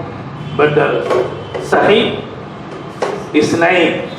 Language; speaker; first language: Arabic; non-native, fluent; Urdu